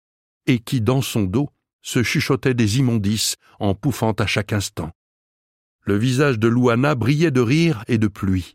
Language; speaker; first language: French; native; French